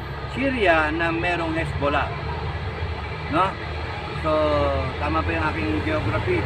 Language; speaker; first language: Filipino; native; Filipino